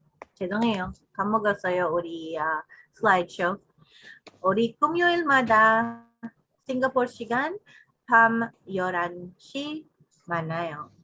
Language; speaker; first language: Korean; non-native, learner; English